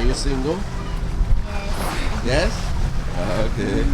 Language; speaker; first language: English; non-native, learner; Polish